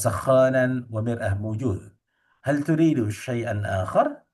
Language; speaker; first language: Arabic; non-native, fluent; Indonesian